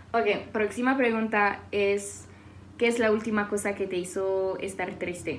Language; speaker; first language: Spanish; non-native, fluent; French